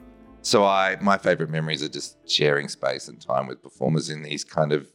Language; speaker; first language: English; native; English